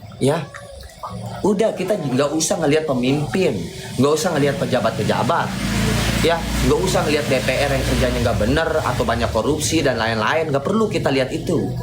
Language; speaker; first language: Indonesian; native; Indonesian